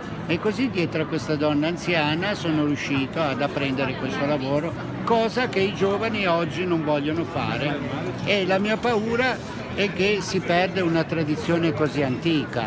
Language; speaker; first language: Italian; native; Italian